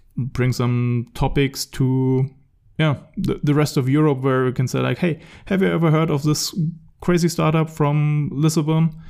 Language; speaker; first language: English; non-native, fluent; German